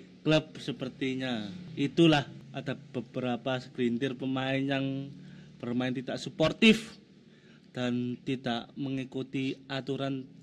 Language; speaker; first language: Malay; non-native, local second language; Javanese